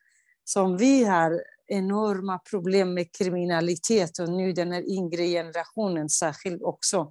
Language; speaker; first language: Swedish; non-native, fluent; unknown